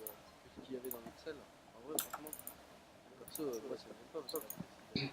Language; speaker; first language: French; native; French